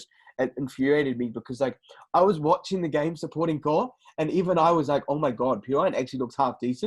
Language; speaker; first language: English; native; English